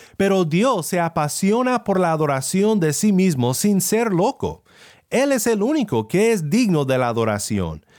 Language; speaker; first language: Spanish; non-native, fluent; English